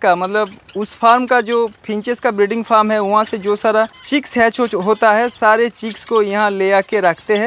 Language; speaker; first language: Hindi; non-native, local second language; Bangla